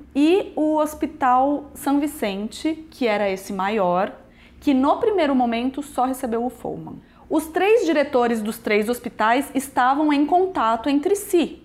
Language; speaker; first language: Portuguese; native; Portuguese